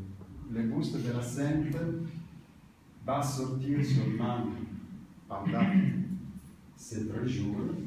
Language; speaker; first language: French; non-native, learner; Italian